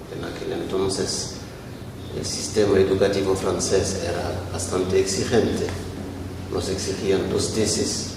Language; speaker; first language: Spanish; non-native, fluent; Wolof